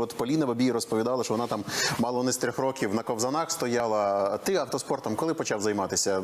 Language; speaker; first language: Ukrainian; native; Ukrainian